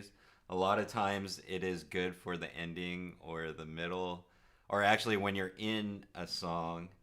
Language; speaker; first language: English; native; English